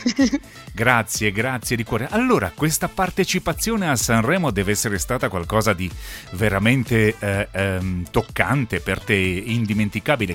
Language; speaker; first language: Italian; native; Italian